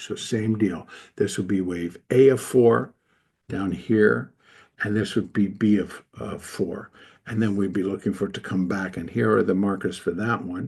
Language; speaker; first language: English; native; English